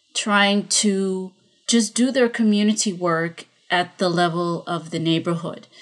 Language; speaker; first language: English; non-native, fluent; Spanish